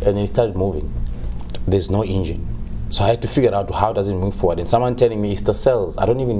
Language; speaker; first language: English; non-native, local second language; Xhosa